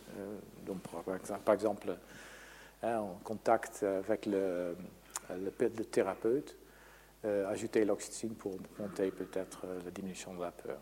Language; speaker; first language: French; non-native, fluent; Dutch